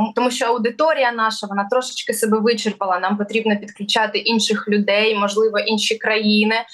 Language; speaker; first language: Ukrainian; early bilingual, other home language; Russian